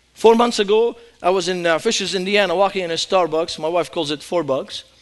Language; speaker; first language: English; non-native, fluent; Arabic